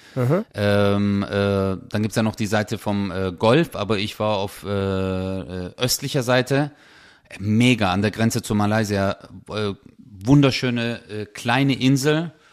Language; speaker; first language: German; early bilingual, other home language; Turkish